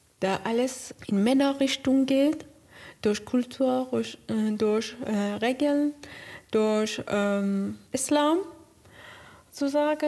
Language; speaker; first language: German; non-native, learner; Persian